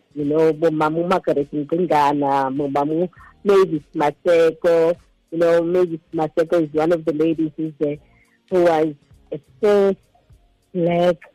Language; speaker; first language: English; non-native, local second language; Xhosa